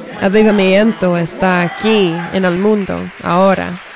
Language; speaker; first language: Spanish; non-native, learner; English